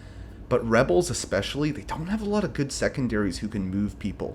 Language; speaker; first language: English; native; English